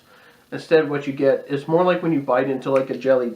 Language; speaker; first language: English; native; English